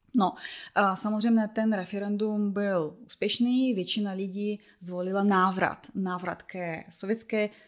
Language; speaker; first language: Czech; non-native, fluent; Russian